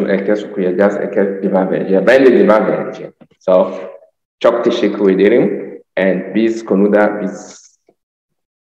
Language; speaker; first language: Turkish; non-native, learner; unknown